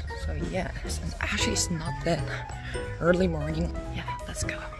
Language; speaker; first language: English; non-native, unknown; Korean